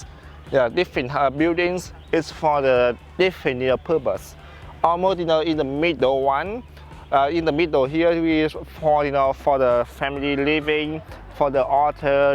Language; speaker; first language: English; non-native, fluent; Vietnamese